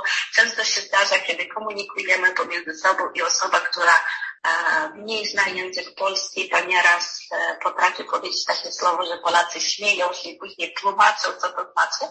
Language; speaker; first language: Polish; non-native, fluent; Ukrainian